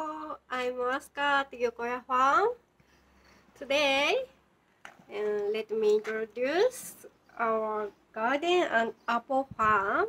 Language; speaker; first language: English; non-native, learner; Japanese